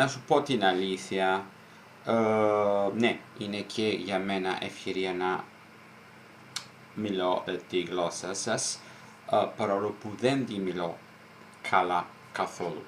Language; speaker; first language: Greek; non-native, fluent; Italian